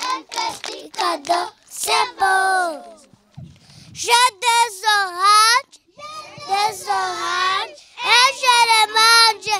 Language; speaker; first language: French; non-native, learner; Kinyarwanda